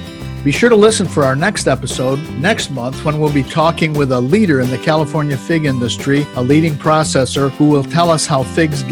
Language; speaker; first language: English; native; English